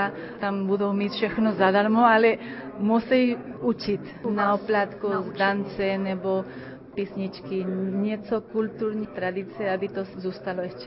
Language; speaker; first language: Czech; early bilingual, heritage; Czech